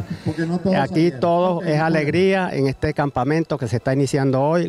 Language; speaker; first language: Spanish; native; Spanish